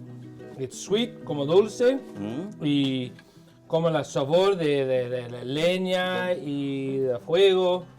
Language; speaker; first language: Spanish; non-native, learner; English